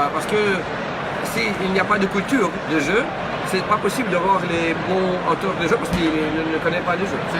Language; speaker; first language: French; non-native, learner; Russian